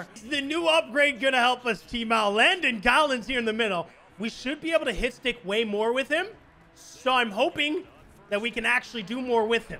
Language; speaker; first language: English; native; English